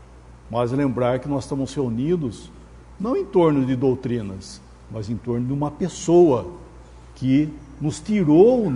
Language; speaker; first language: Portuguese; native; Portuguese